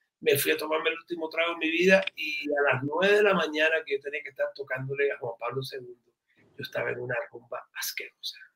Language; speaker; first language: Spanish; native; Spanish